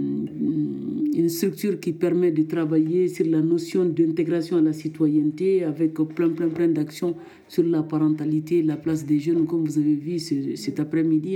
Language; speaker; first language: French; non-native, local second language; Soninke